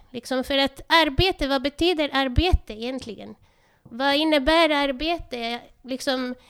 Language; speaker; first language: Swedish; non-native, fluent; Spanish